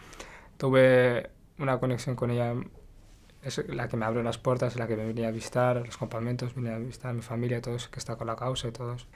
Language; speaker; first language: Spanish; non-native, local second language; Arabic